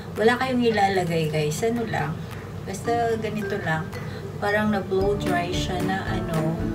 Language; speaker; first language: Filipino; non-native, local second language; Pampanga